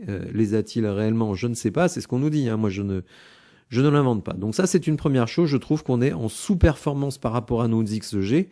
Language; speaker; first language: French; native; French